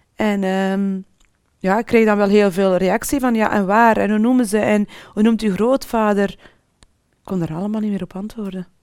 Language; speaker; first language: Dutch; early bilingual, other home language; Arabic